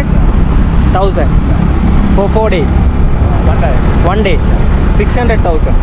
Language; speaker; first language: English; non-native, fluent; Tamil